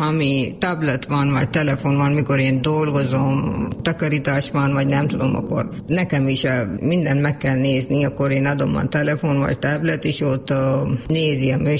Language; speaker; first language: Hungarian; non-native, learner; Urdu